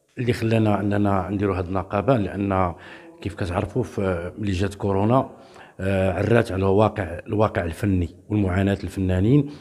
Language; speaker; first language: Arabic; native; Arabic